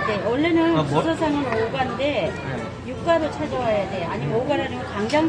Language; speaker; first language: Korean; native; Korean